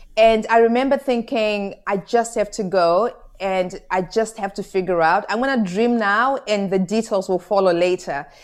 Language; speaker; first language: English; non-native, local second language; Shona